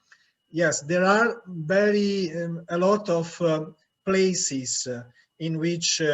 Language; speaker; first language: English; non-native, learner; Italian